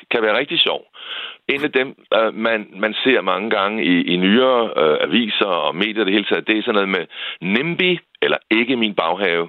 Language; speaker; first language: Danish; native; Danish